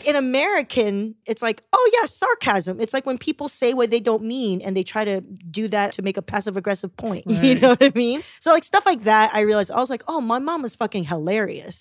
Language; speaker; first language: English; early bilingual, other home language; Chinese